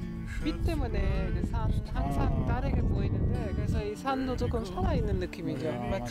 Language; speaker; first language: Korean; non-native, fluent; German